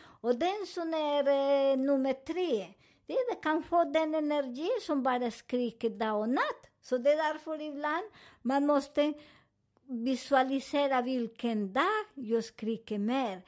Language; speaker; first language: Swedish; non-native, fluent; Spanish